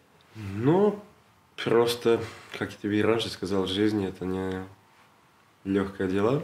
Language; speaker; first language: Russian; non-native, learner; Serbian